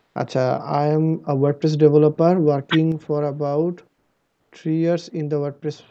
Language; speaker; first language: English; non-native, local second language; Bangla